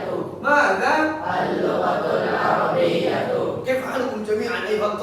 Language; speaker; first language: Arabic; non-native, learner; Indonesian